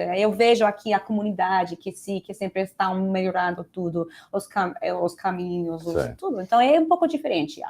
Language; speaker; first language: Portuguese; non-native, fluent; Spanish